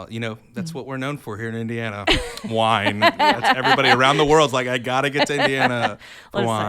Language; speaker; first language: English; native; English